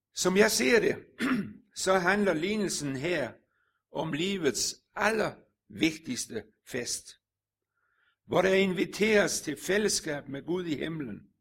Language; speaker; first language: Danish; native; Danish